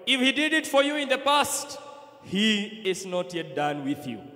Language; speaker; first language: English; non-native, local second language; Swahili